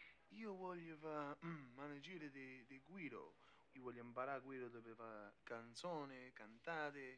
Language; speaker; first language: Italian; non-native, learner; English